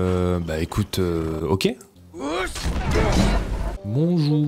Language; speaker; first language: French; native; French